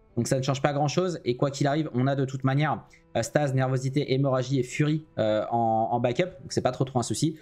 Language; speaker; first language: French; native; French